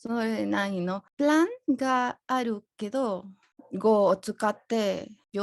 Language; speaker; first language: Japanese; non-native, learner; Spanish